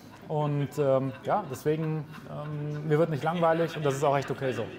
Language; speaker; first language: German; native; German